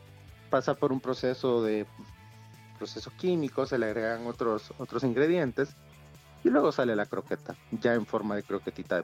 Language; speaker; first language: Spanish; native; Spanish